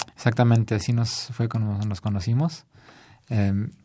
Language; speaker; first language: Spanish; early bilingual, heritage; Spanish